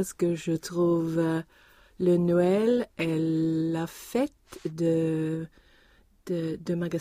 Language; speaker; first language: French; non-native, learner; Swedish